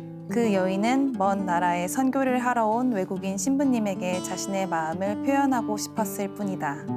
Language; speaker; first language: Korean; native; Korean